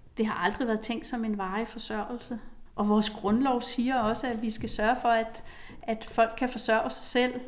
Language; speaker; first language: Danish; native; Danish